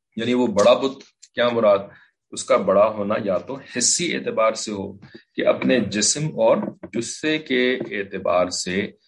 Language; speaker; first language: Urdu; native; Urdu